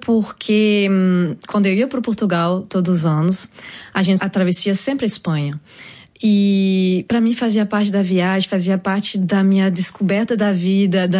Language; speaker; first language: Portuguese; non-native, fluent; French